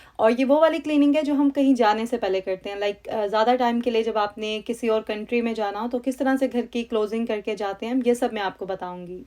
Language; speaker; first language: Urdu; native; Urdu